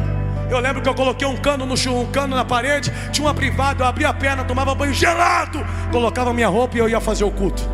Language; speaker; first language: Portuguese; native; Portuguese